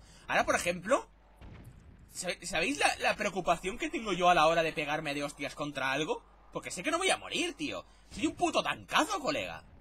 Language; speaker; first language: Spanish; native; Spanish